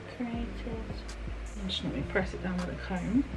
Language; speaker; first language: English; native; English